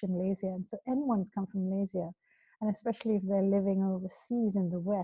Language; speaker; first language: English; native; English